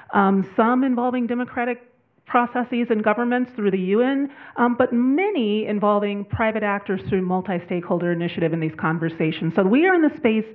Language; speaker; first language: English; native; English